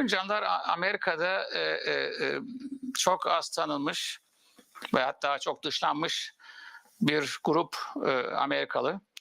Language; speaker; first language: Turkish; native; Turkish